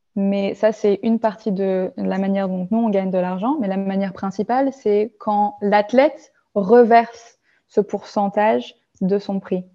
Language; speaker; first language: French; native; French